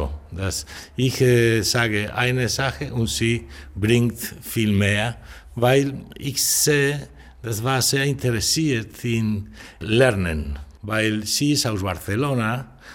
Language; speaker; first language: German; non-native, learner; Spanish